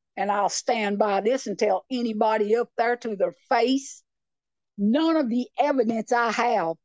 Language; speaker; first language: English; native; English